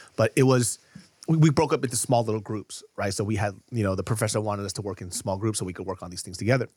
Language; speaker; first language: English; early bilingual, other home language; Korean